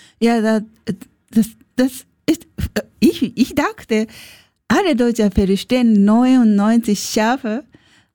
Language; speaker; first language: German; non-native, learner; Japanese